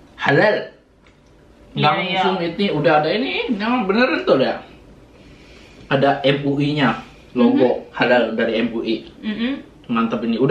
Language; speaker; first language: Indonesian; native; Indonesian